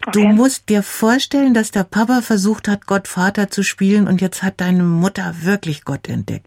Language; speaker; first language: German; native; German